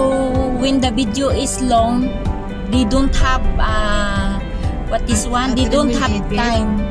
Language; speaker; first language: English; non-native, learner; Filipino